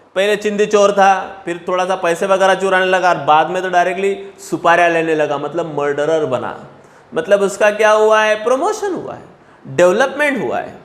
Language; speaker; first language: Hindi; non-native, local second language; Marathi